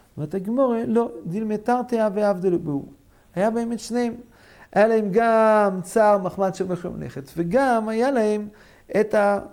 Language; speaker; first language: Hebrew; non-native, fluent; English